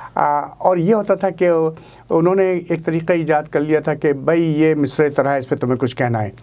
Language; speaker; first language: Urdu; native; Urdu